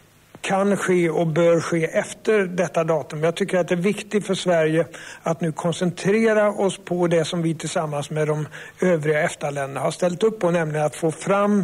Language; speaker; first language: Swedish; native; Swedish